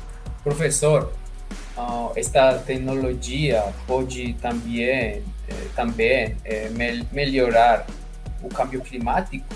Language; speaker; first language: Portuguese; non-native, fluent; Spanish